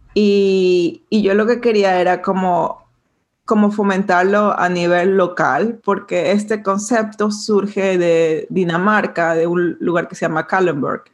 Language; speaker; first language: Spanish; native; Spanish